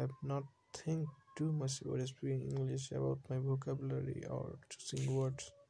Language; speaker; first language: English; non-native, learner; Bangla